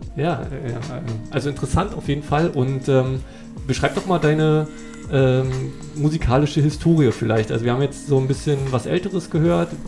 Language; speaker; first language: German; native; German